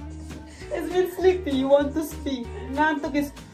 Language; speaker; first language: English; non-native, learner; Indonesian